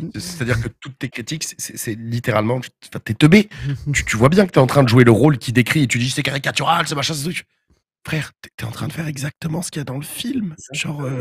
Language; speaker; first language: French; native; French